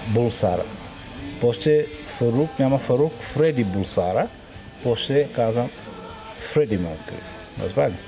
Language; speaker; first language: Bulgarian; non-native, learner; Swahili